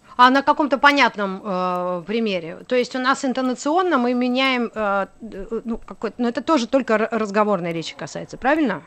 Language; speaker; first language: Russian; native; Russian